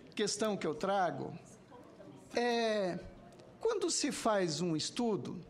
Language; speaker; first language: Portuguese; native; Portuguese